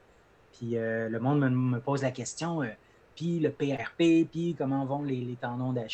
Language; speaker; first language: French; native; French